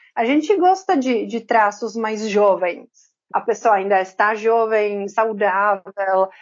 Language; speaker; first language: Portuguese; non-native, fluent; Czech